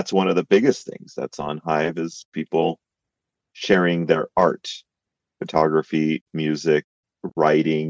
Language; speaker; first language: English; native; English